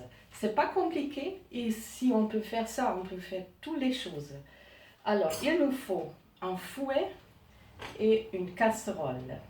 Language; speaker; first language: French; non-native, learner; German